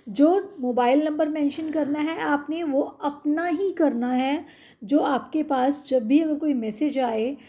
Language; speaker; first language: Hindi; non-native, local second language; Punjabi